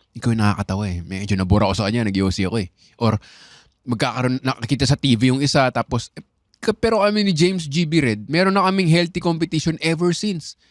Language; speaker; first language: Filipino; native; Filipino